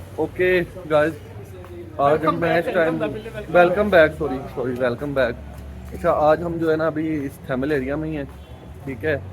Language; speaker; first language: Urdu; non-native, local second language; Punjabi